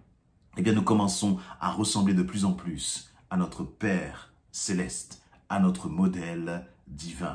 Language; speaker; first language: French; native; French